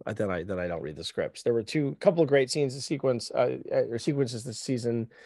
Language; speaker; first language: English; native; English